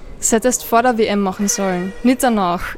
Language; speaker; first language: German; native; German